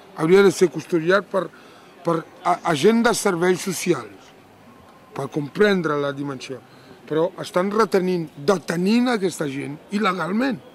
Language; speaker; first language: Catalan; non-native, fluent; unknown